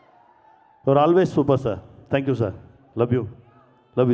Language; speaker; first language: Telugu; non-native, learner; Tamil